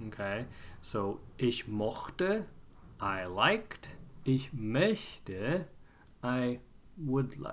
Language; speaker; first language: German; non-native, fluent; English